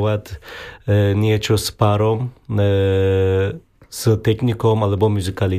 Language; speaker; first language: Slovak; non-native, learner; Turkish